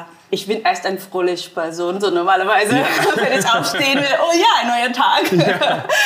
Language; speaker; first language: German; non-native, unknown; Portuguese